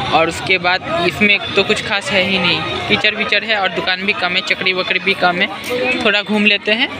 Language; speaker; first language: Hindi; non-native, local second language; Assamese